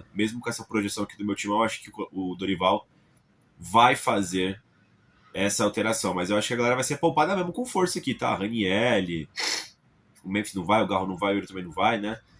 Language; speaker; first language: Portuguese; native; Portuguese